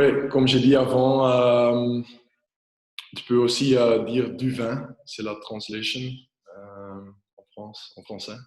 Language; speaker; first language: French; non-native, local second language; Dutch